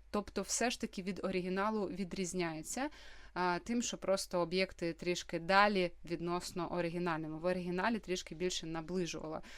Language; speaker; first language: Ukrainian; native; Ukrainian